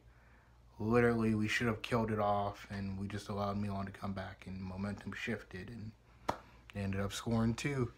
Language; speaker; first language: English; native; English